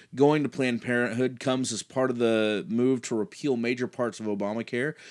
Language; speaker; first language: English; native; English